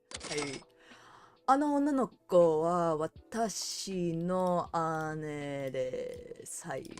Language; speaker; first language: Japanese; non-native, learner; English